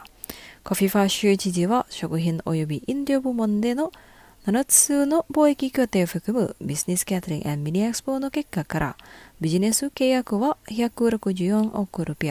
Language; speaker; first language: Japanese; non-native, fluent; Indonesian